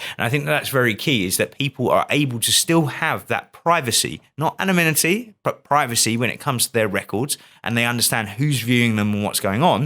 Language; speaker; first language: English; native; English